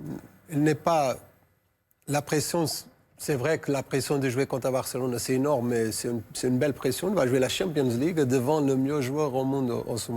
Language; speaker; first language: French; non-native, fluent; Portuguese